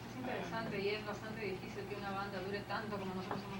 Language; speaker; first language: Spanish; native; Spanish